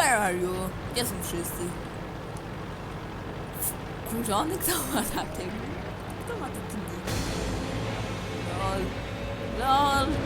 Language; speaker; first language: Polish; native; Polish